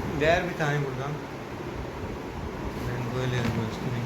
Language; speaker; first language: Turkish; non-native, learner; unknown